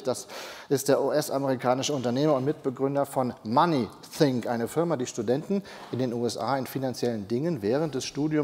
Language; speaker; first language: German; native; German